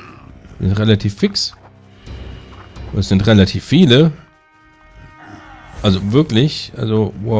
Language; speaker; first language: German; native; German